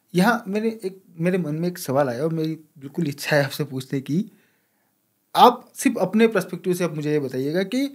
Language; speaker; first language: Hindi; native; Hindi